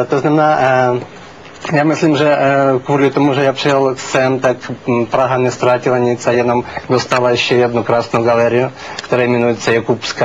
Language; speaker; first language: Czech; non-native, learner; Russian